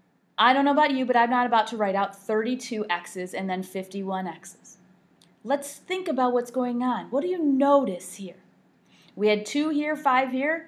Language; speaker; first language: English; native; English